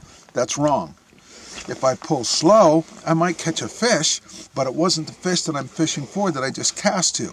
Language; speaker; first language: English; native; English